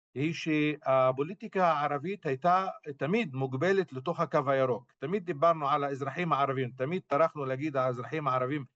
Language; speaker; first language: Hebrew; non-native, local second language; Arabic